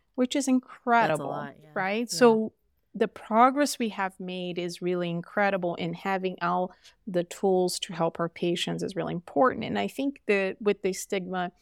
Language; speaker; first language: English; non-native, fluent; Portuguese